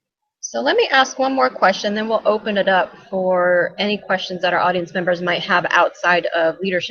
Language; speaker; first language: English; native; English